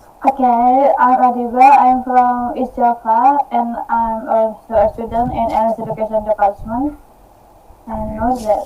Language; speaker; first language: English; non-native, learner; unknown